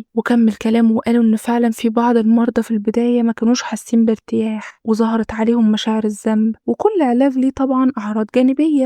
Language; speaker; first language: Arabic; native; Arabic